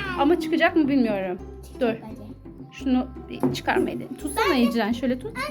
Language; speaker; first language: Turkish; native; Turkish